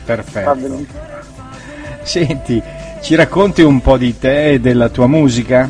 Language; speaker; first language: Italian; native; Italian